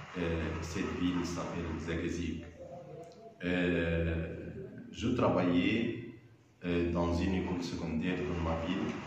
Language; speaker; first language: French; non-native, fluent; Arabic